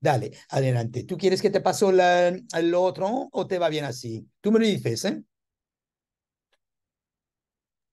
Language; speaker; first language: Spanish; non-native, learner; French